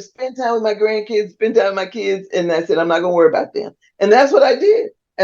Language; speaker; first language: English; native; English